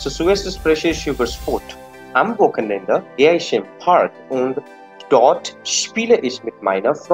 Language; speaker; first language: German; non-native, learner; Hindi